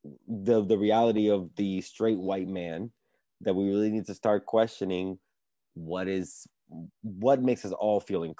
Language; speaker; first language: English; early bilingual, other home language; Spanish